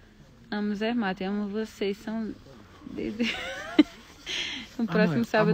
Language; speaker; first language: Portuguese; native; Portuguese